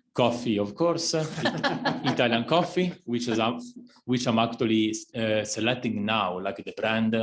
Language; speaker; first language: English; non-native, fluent; Italian